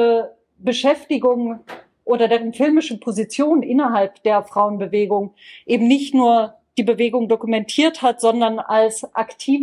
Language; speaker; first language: German; native; German